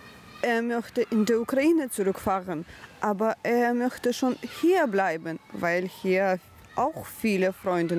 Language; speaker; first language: German; non-native, learner; Ukrainian